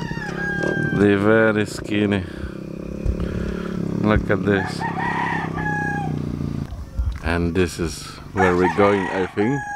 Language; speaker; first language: English; non-native, fluent; Polish